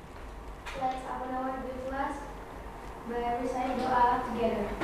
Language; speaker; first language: English; non-native, learner; Indonesian